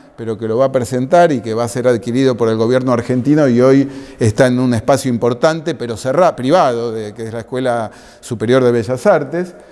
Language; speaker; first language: Spanish; native; Spanish